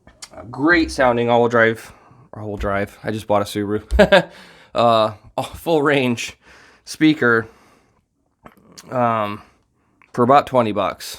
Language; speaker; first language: English; native; English